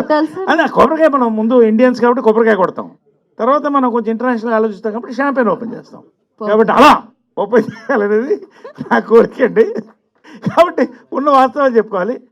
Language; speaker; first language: Telugu; native; Telugu